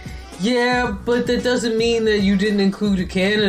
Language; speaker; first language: English; native; English